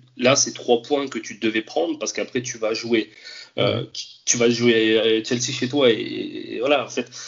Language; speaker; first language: French; native; French